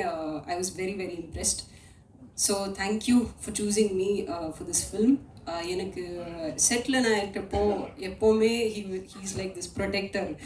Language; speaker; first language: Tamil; non-native, learner; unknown